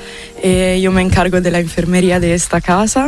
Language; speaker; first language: Spanish; non-native, fluent; Italian